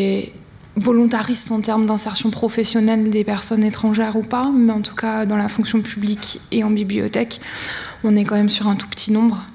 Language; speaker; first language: French; native; French